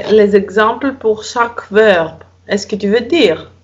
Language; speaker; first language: French; non-native, learner; Greek